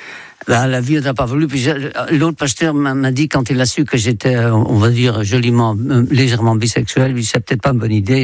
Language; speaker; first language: French; non-native, fluent; Dutch